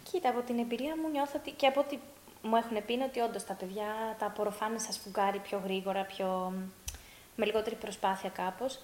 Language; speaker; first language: Greek; early bilingual, heritage; Greek